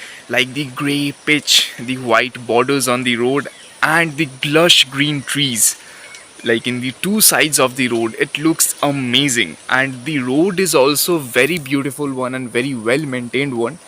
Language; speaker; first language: English; non-native, local second language; Bangla